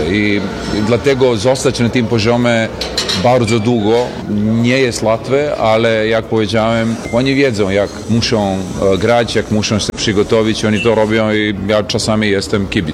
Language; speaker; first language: Polish; non-native, fluent; Serbian